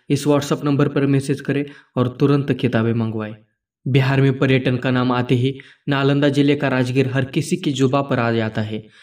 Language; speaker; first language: Hindi; non-native, local second language; Marathi